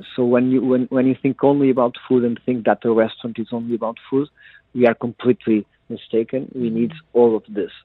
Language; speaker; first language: English; non-native, fluent; Portuguese